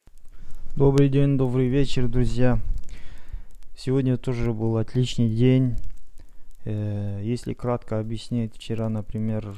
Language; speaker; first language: Russian; non-native, local second language; Kazakh